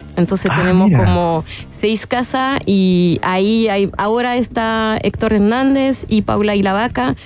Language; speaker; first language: Spanish; non-native, fluent; French